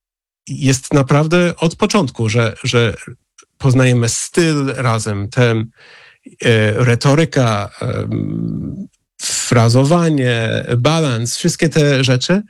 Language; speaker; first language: Polish; non-native, fluent; English